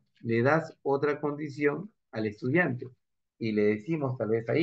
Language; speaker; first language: Spanish; native; Spanish